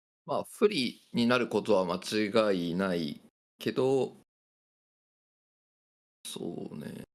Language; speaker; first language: Japanese; native; Japanese